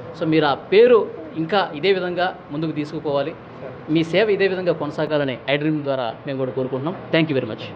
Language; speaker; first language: Telugu; native; Telugu